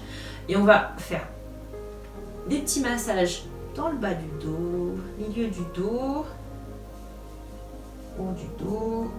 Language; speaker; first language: French; native; French